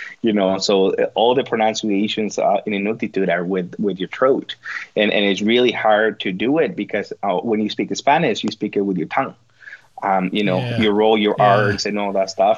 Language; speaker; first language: English; non-native, fluent; Spanish